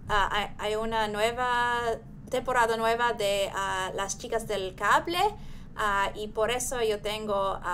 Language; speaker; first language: Spanish; non-native, learner; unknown